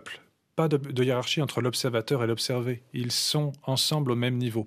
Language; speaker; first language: French; native; French